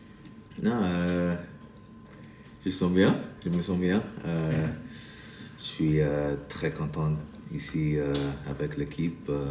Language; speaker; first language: French; non-native, learner; English